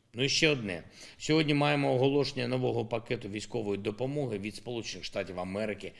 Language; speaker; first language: Ukrainian; non-native, local second language; Russian